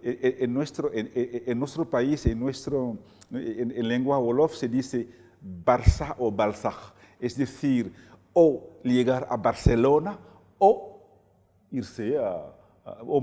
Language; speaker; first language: Spanish; non-native, fluent; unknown